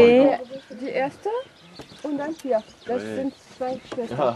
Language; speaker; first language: German; non-native, learner; French